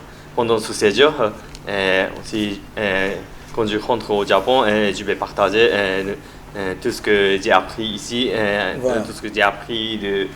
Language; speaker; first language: French; non-native, learner; Japanese